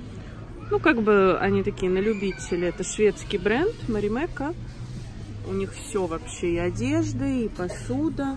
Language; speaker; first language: Russian; native; Russian